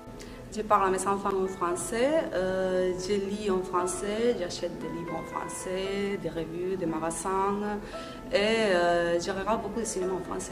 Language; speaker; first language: French; non-native, fluent; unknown